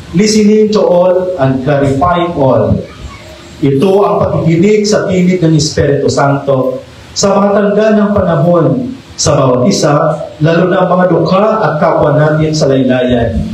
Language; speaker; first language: Filipino; native; Filipino